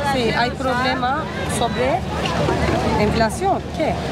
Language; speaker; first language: Spanish; non-native, learner; Turkish